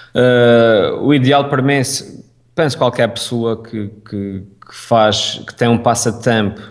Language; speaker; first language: Portuguese; native; Portuguese